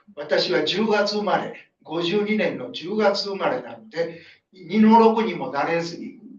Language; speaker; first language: Japanese; native; Japanese